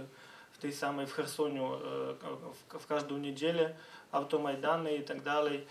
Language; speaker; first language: Polish; non-native, fluent; Ukrainian